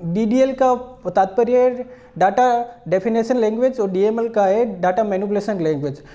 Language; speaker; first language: Hindi; native; Hindi